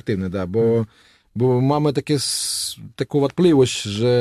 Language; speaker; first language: Polish; non-native, learner; Russian